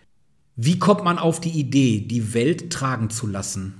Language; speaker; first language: German; native; German